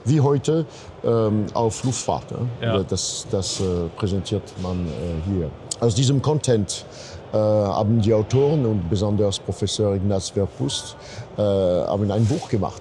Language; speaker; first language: German; non-native, fluent; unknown